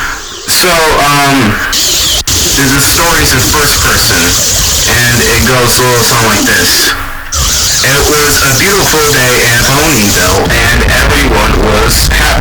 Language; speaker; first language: English; native; English